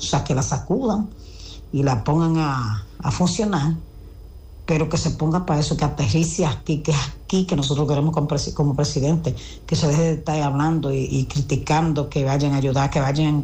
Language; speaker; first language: Spanish; native; Spanish